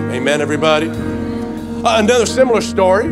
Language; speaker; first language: English; native; English